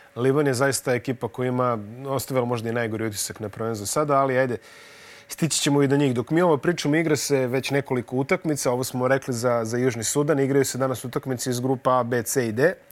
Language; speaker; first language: Bosnian; native; Bosnian